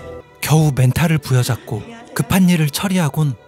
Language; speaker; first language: Korean; native; Korean